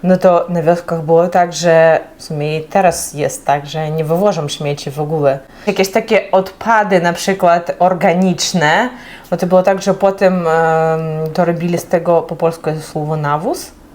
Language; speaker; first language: Polish; non-native, fluent; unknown